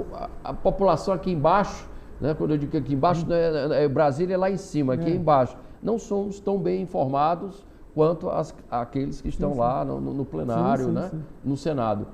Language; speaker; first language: Portuguese; native; Portuguese